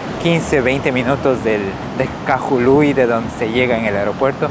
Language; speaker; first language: Spanish; native; Spanish